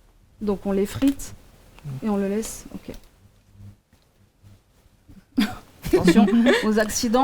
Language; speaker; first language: French; native; French